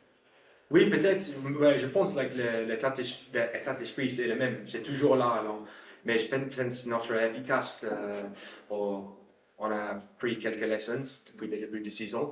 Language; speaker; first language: French; non-native, learner; English